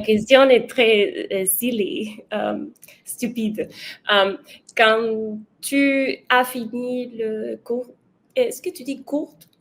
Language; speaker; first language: French; non-native, learner; Spanish